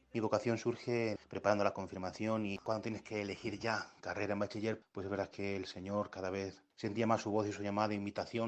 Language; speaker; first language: Spanish; native; Spanish